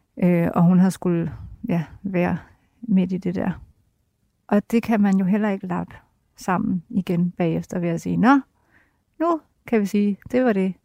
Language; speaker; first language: Danish; native; Danish